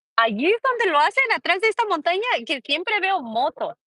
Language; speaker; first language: Spanish; early bilingual, heritage; Spanish